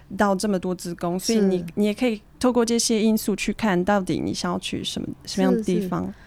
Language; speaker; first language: Chinese; non-native, fluent; French